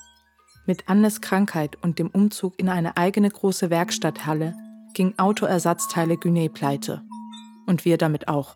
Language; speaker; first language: German; early bilingual, other home language; Turkish